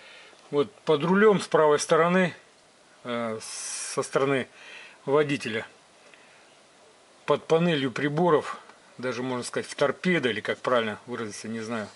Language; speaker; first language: Russian; native; Russian